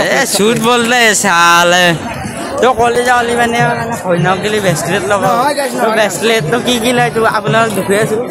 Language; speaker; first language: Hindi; non-native, local second language; Assamese